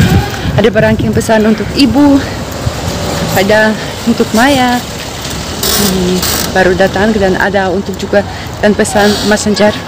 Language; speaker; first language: Indonesian; non-native, learner; Russian